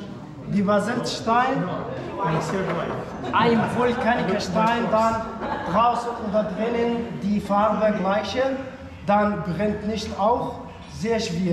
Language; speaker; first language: German; non-native, learner; Arabic